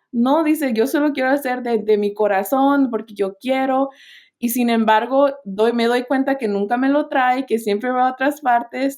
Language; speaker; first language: Spanish; early bilingual, heritage; Spanish